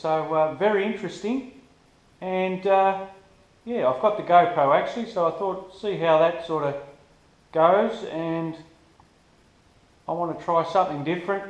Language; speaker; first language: English; native; English